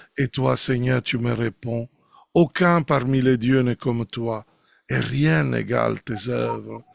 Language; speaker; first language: French; non-native, fluent; Italian